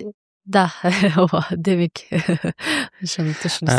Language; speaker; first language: Kyrgyz; non-native, learner; Japanese